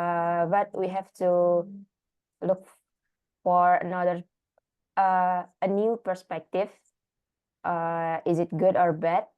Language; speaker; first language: English; non-native, learner; Indonesian